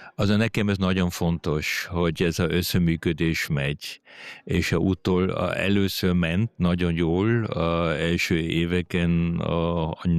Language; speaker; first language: Hungarian; early bilingual, heritage; German